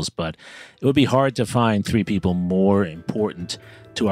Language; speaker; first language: English; native; English